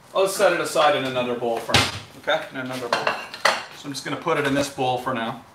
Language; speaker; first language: English; native; English